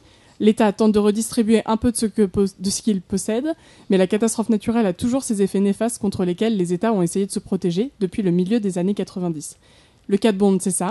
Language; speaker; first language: French; native; French